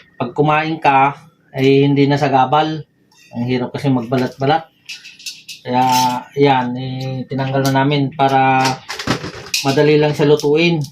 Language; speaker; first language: Filipino; non-native, local second language; Iloko